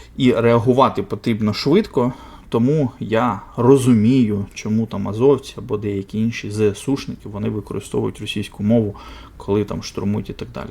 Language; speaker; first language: Ukrainian; non-native, local second language; Russian